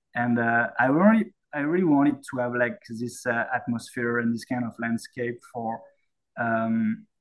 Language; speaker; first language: English; non-native, fluent; French